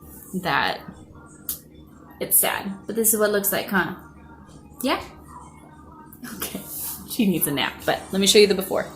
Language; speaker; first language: English; native; English